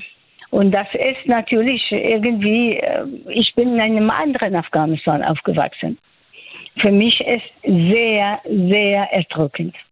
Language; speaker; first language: German; non-native, fluent; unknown